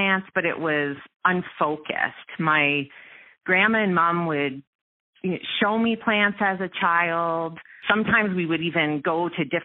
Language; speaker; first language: English; native; English